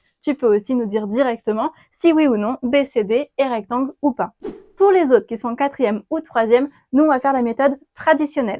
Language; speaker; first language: French; native; French